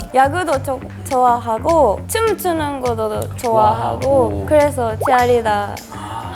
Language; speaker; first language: Korean; non-native, learner; Japanese